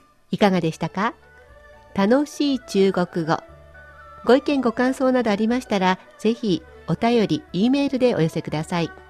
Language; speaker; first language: Japanese; native; Japanese